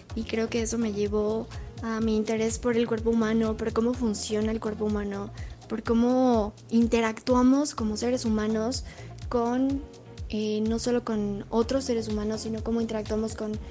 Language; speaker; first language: Spanish; native; Spanish